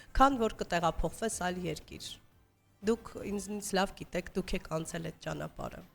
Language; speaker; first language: Armenian; native; Armenian